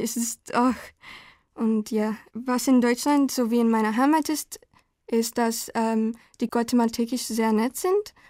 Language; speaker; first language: German; non-native, learner; Spanish